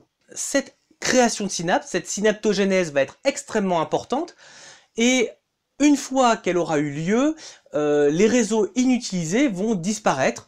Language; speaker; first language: French; native; French